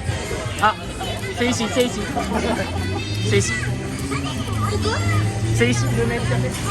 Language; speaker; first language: French; non-native, fluent; Japanese